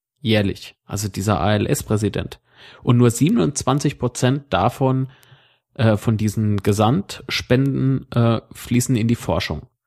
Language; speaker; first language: German; native; German